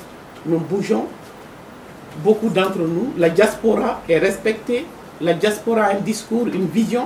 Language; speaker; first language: French; non-native, local second language; Bambara